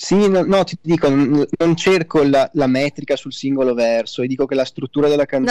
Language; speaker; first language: Italian; native; Italian